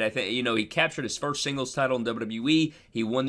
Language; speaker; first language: English; native; English